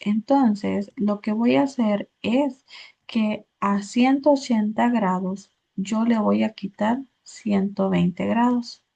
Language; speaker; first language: Spanish; native; Spanish